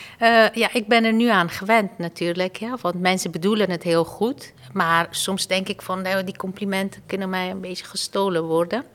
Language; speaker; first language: Dutch; non-native, fluent; Persian